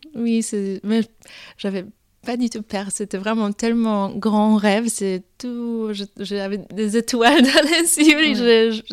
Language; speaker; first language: French; non-native, fluent; Polish